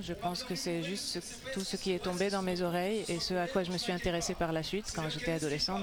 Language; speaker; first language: French; non-native, local second language; Arabic